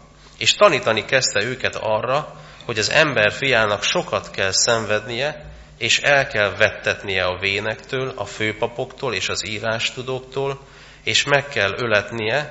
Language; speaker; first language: Hungarian; native; Hungarian